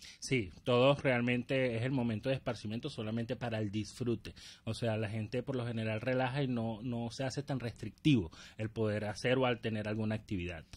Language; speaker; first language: Spanish; native; Spanish